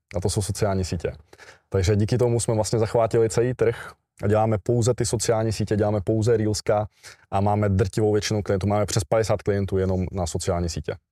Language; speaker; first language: Czech; early bilingual, other home language; Russian